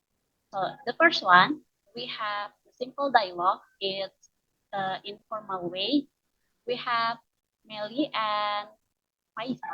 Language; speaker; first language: English; non-native, learner; Indonesian